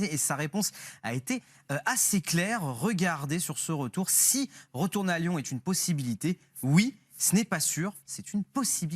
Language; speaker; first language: French; native; French